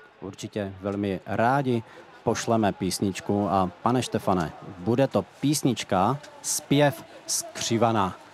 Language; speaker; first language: Czech; native; Czech